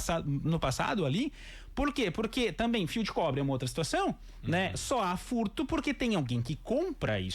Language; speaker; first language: Portuguese; native; Portuguese